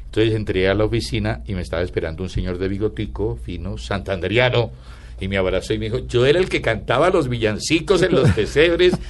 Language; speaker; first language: Spanish; native; Spanish